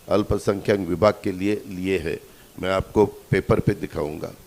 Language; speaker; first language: Hindi; non-native, local second language; Marathi